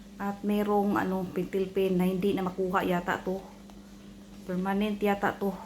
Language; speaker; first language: Filipino; non-native, local second language; Cebuano